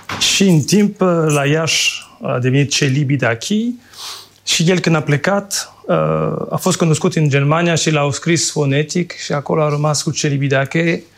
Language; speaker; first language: Romanian; non-native, fluent; French